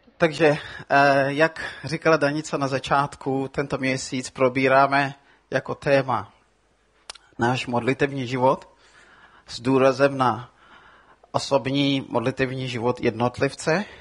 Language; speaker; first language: Czech; non-native, fluent; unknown